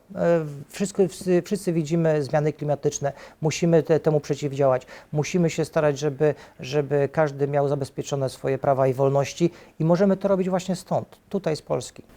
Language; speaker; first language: Polish; native; Polish